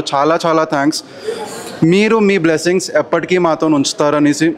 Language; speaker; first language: Telugu; native; Telugu